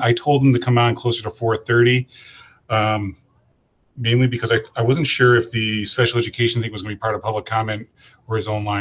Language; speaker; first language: English; native; English